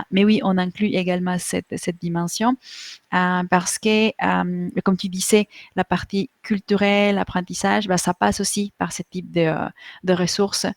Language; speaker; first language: French; non-native, fluent; Spanish